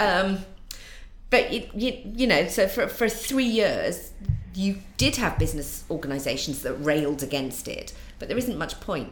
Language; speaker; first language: English; native; English